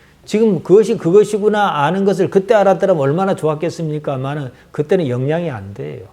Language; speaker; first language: Korean; native; Korean